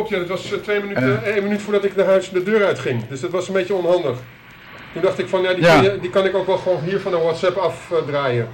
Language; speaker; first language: Dutch; native; Dutch